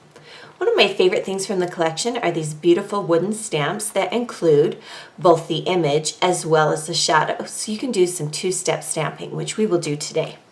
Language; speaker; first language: English; native; English